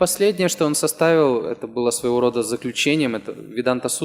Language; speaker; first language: Russian; native; Russian